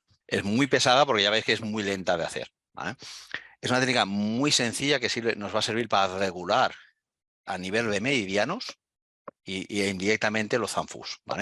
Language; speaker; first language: Spanish; native; Spanish